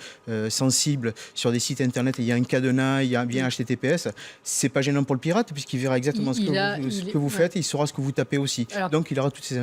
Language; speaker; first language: French; native; French